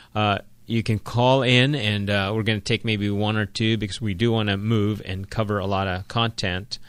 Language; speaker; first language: English; non-native, local second language; Filipino